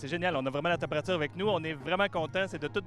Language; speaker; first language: French; native; French